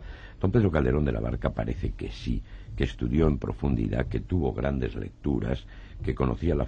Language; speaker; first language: Spanish; native; Spanish